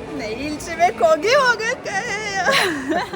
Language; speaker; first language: Korean; non-native, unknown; Turkish